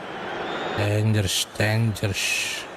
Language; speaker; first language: English; non-native, learner; Indonesian